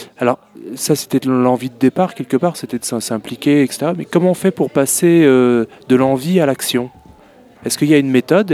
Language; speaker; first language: French; native; French